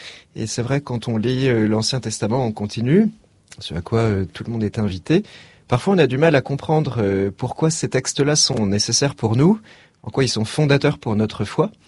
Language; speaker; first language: French; native; French